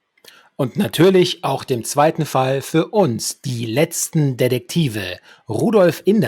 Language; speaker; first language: German; native; German